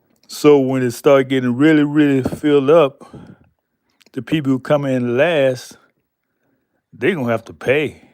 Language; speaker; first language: English; native; English